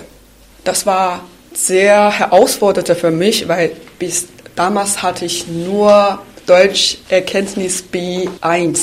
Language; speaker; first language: German; non-native, fluent; Chinese